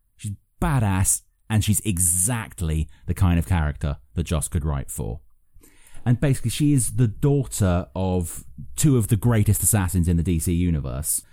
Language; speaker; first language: English; native; English